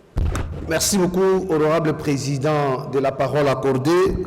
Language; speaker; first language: French; native; French